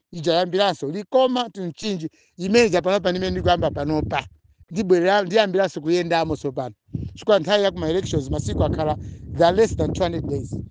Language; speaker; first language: Nyanja; non-native, local second language; Tumbuka